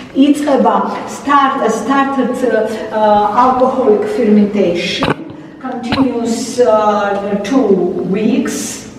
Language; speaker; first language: English; non-native, learner; Georgian